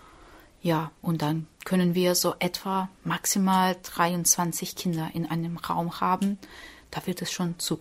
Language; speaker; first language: German; non-native, fluent; Portuguese